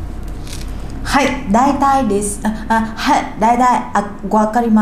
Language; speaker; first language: Japanese; non-native, fluent; Vietnamese